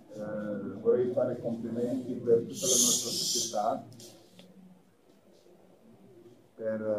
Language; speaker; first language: Italian; non-native, fluent; Croatian